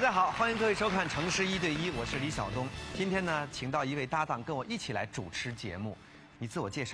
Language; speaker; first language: Chinese; native; Chinese